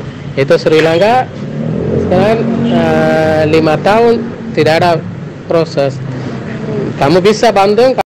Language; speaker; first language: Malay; non-native, learner; Tamil